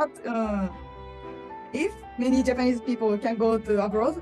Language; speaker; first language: English; non-native, learner; Japanese